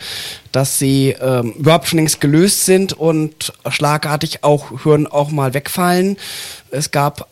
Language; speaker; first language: German; native; German